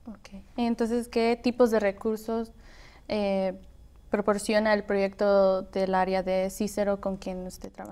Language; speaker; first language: Spanish; early bilingual, heritage; Spanish